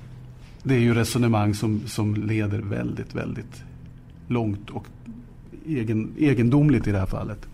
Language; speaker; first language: Swedish; native; Swedish